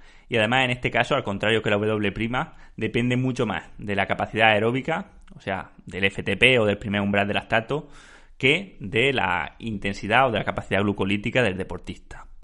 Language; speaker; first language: Spanish; native; Spanish